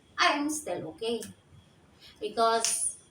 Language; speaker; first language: English; non-native, local second language; Cebuano